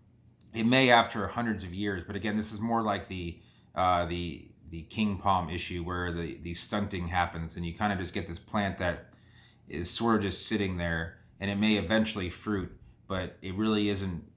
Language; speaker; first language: English; native; English